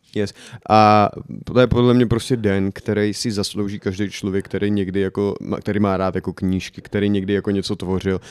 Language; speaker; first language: Czech; non-native, fluent; Urdu